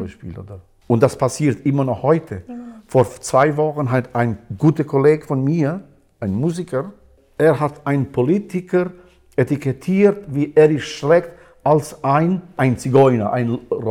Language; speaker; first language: German; non-native, learner; Albanian